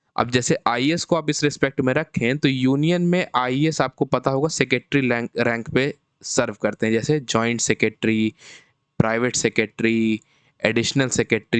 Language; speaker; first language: Hindi; native; Hindi